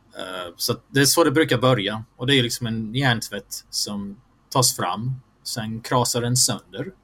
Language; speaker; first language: Swedish; early bilingual, other home language; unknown